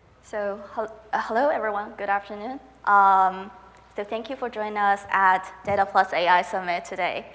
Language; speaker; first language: English; non-native, fluent; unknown